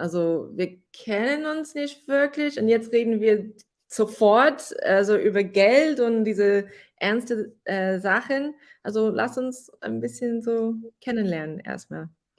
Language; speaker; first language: German; non-native, fluent; English